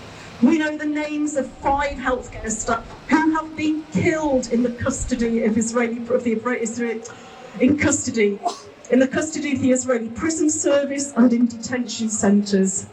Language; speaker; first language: English; native; English